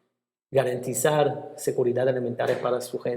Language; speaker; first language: Spanish; non-native, fluent; Hebrew